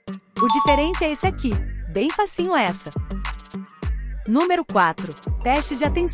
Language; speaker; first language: Portuguese; native; Portuguese